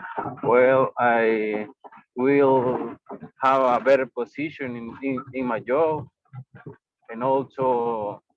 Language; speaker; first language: English; non-native, learner; Spanish